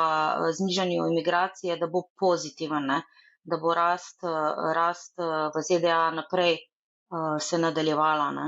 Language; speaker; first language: Slovenian; native; Slovenian